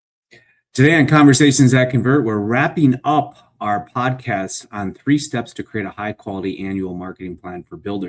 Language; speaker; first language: English; native; English